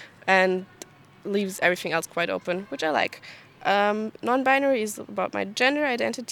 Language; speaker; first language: English; non-native, fluent; German